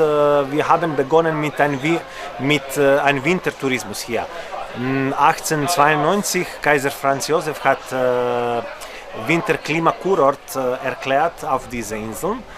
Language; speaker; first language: German; non-native, learner; Croatian